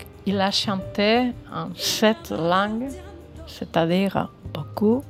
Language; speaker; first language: French; non-native, fluent; Spanish